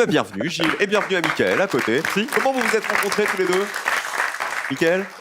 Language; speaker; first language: French; native; French